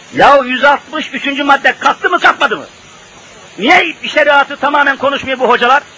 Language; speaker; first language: Turkish; native; Turkish